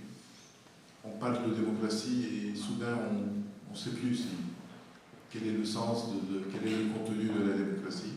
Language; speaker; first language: French; non-native, local second language; Arabic